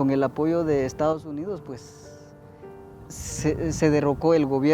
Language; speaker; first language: Spanish; native; Spanish